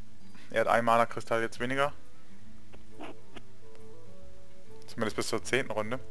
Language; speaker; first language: German; native; German